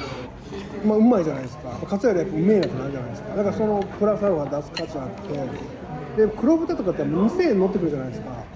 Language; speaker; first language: Japanese; native; Japanese